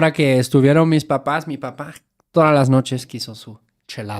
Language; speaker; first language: Spanish; non-native, fluent; German